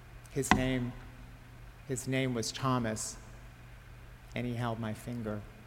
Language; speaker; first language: English; native; English